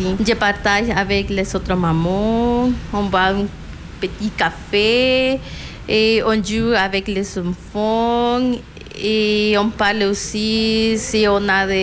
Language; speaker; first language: French; non-native, learner; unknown